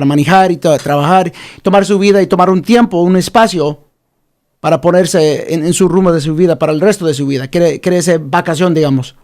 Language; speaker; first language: Spanish; early bilingual, heritage; Spanish